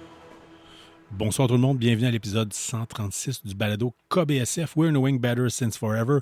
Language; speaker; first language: French; native; French